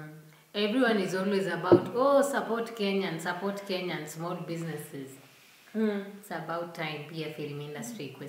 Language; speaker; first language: English; non-native, local second language; Swahili